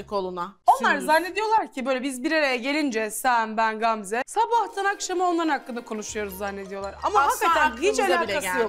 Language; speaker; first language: Turkish; native; Turkish